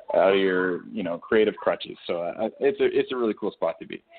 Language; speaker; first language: English; native; English